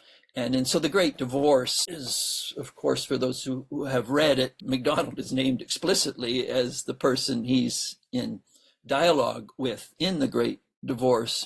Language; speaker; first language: English; native; English